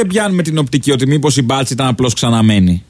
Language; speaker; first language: Greek; native; Greek